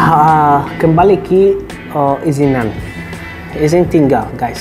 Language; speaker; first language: Indonesian; non-native, fluent; Arabic